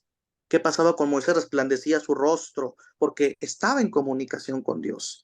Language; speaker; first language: Spanish; native; Spanish